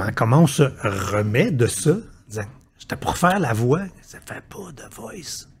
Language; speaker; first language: French; native; French